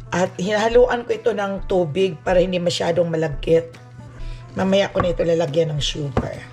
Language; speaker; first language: Filipino; non-native, local second language; Cebuano